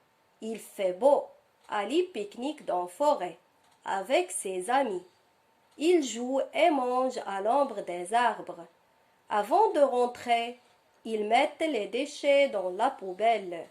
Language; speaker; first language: French; non-native, local second language; Arabic